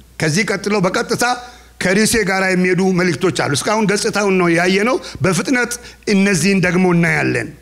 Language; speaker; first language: Amharic; non-native, local second language; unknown